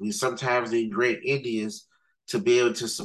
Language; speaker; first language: English; native; English